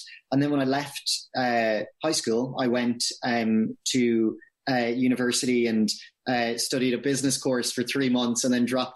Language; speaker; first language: English; native; English